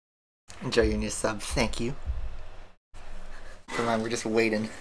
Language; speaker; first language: English; native; English